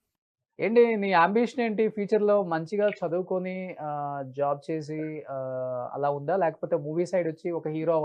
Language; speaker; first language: Telugu; native; Telugu